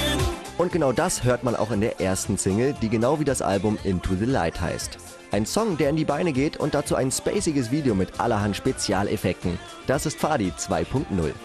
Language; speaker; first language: German; native; German